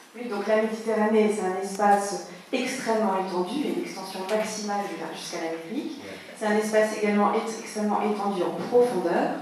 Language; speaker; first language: French; native; French